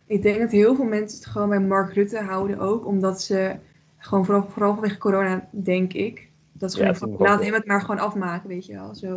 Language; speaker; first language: Dutch; native; Dutch